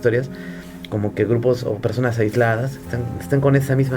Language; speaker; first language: Spanish; native; Spanish